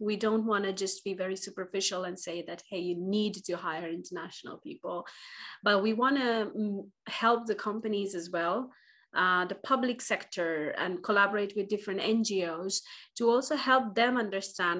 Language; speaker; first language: English; non-native, local second language; Bangla